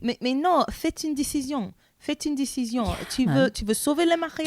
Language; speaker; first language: French; non-native, learner; English